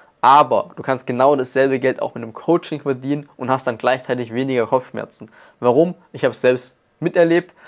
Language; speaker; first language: German; native; German